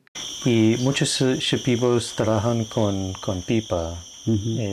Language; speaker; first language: Spanish; non-native, fluent; English